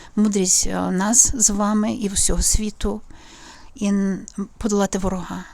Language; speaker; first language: Ukrainian; native; Ukrainian